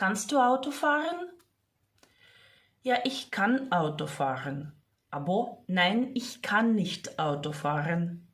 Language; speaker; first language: German; non-native, fluent; Ukrainian